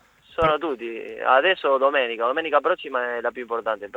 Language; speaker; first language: Italian; non-native, learner; Spanish